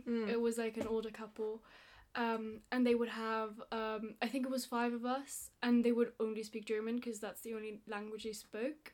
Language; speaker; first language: English; non-native, fluent; Italian